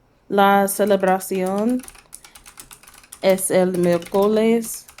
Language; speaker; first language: Spanish; non-native, learner; English